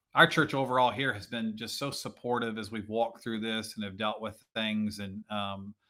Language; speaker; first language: English; native; English